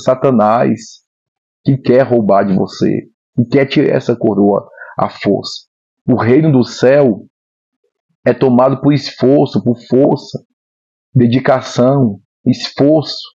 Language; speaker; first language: Portuguese; native; Portuguese